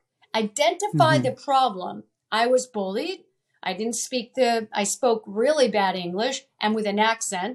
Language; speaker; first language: English; early bilingual, other home language; Italian